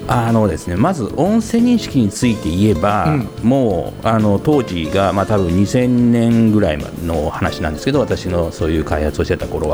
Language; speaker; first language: Japanese; native; Japanese